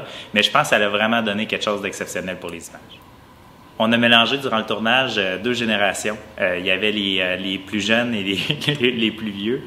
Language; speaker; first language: French; native; French